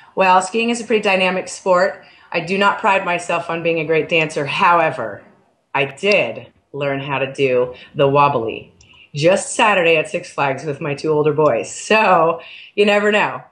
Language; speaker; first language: English; native; English